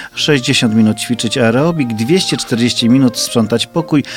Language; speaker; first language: Polish; native; Polish